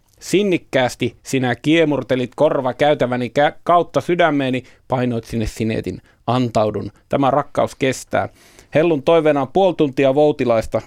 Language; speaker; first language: Finnish; native; Finnish